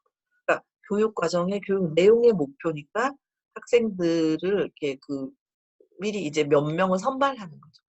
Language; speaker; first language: Korean; native; Korean